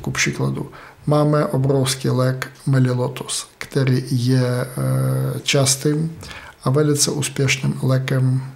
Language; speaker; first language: Czech; non-native, fluent; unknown